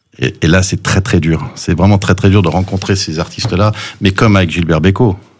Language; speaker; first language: French; early bilingual, other home language; English